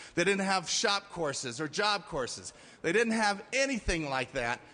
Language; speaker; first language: English; native; English